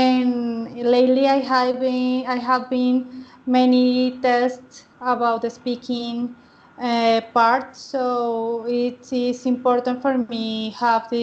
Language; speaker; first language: English; non-native, learner; Spanish